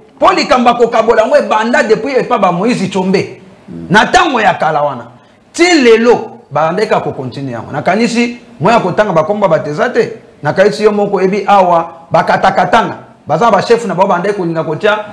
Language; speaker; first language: Lingala; native; Lingala